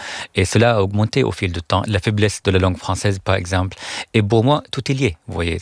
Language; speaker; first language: French; non-native, fluent; Arabic